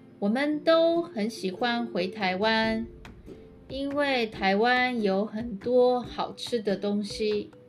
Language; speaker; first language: Chinese; early bilingual, heritage; Chinese